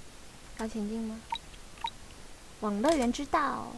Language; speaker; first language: Chinese; native; Chinese